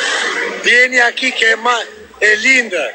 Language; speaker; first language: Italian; non-native, learner; Albanian